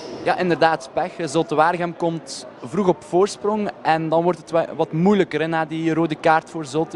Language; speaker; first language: Dutch; native; Dutch